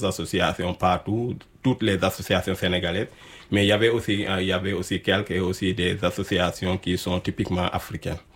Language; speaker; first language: French; non-native, local second language; Wolof